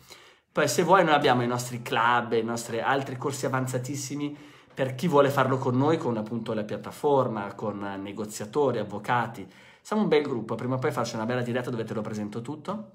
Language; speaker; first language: Italian; native; Italian